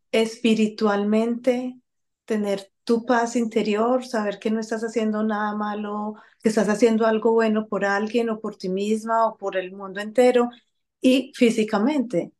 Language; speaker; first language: Spanish; native; Spanish